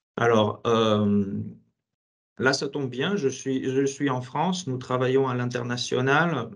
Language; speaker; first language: French; non-native, fluent; Georgian